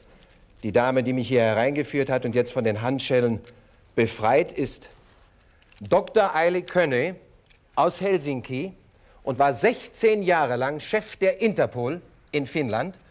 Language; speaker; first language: German; native; German